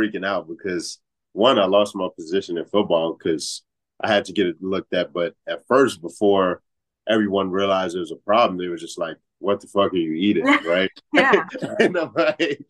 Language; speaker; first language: English; native; English